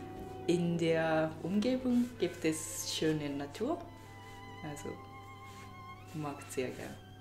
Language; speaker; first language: German; non-native, fluent; Japanese